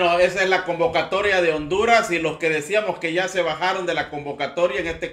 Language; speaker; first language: Spanish; native; Spanish